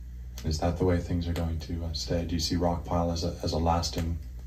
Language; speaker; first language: English; native; English